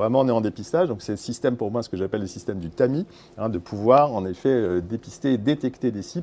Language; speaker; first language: French; native; French